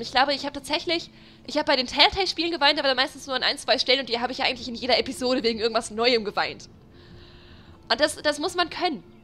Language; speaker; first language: German; native; German